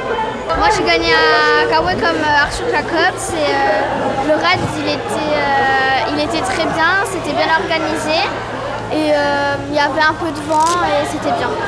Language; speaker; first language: French; non-native, learner; English